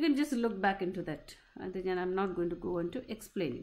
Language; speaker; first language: English; non-native, local second language; Malayalam